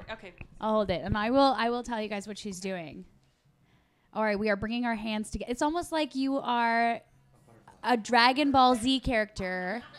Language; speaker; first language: English; native; English